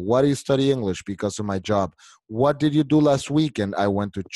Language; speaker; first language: English; non-native, fluent; Spanish